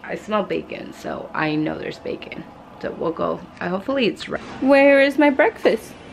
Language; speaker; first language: English; early bilingual, other home language; Spanish